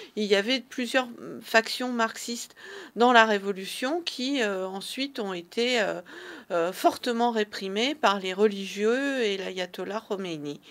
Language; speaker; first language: French; early bilingual, other home language; Persian